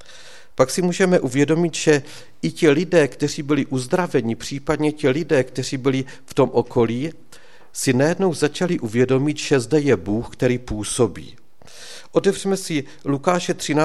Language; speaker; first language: Czech; native; Czech